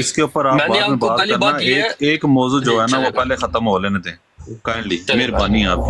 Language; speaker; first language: Hindi; non-native, local second language; Punjabi